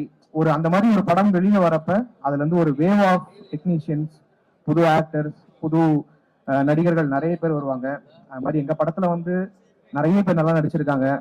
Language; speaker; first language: Tamil; native; Tamil